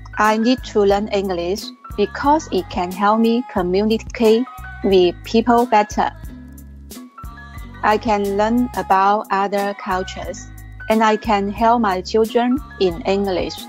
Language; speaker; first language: English; non-native, learner; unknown